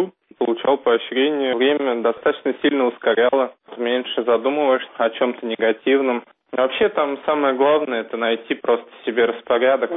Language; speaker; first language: Russian; native; Russian